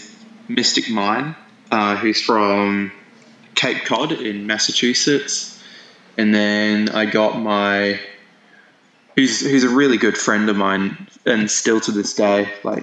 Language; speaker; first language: English; native; English